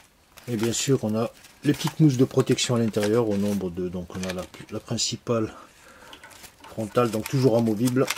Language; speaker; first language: French; native; French